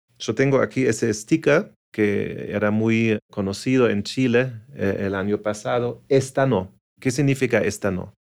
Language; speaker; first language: Spanish; non-native, fluent; German